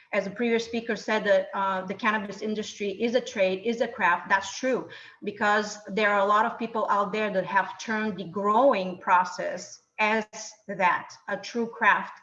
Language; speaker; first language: English; non-native, fluent; Bulgarian